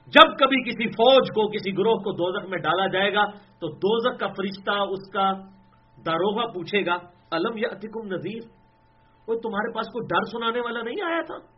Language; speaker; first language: Urdu; non-native, local second language; Punjabi